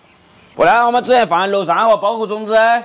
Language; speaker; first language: Chinese; native; Chinese